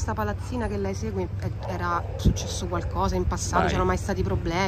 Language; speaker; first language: Italian; native; Italian